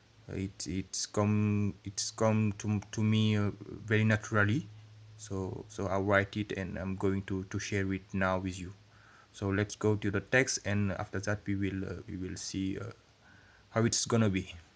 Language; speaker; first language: English; non-native, learner; Wolof